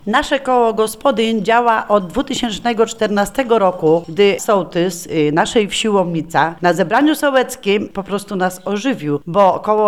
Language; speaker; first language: Polish; native; Polish